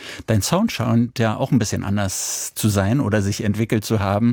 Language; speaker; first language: German; native; German